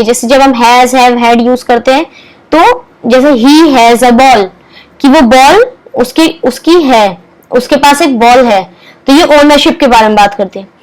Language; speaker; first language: Hindi; native; Hindi